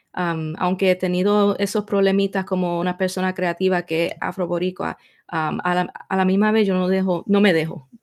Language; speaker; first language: Spanish; early bilingual, heritage; Spanish